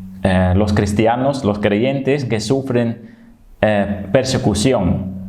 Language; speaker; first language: Spanish; non-native, fluent; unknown